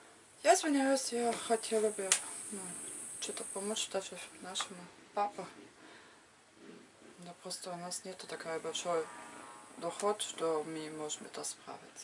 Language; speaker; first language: Russian; non-native, learner; German